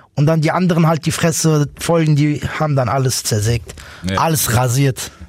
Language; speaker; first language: German; native; German